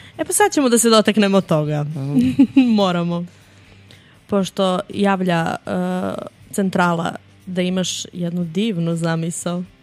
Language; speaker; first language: Serbian; native; Serbian